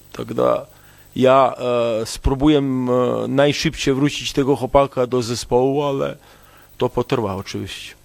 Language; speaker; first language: Polish; non-native, learner; Serbian